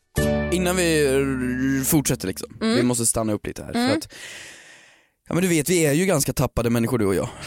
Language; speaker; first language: Swedish; native; Swedish